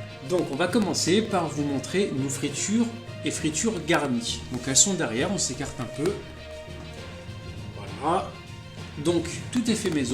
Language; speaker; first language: French; native; French